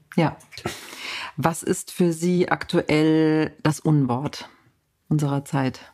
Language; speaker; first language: German; native; German